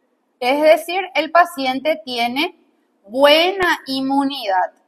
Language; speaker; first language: Spanish; native; Spanish